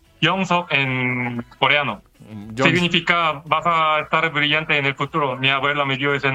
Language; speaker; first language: Spanish; non-native, fluent; Korean